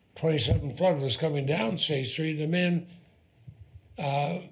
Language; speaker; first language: English; native; English